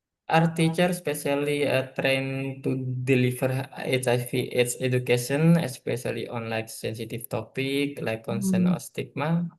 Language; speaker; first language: English; non-native, learner; Indonesian